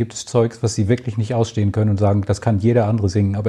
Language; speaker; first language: German; native; German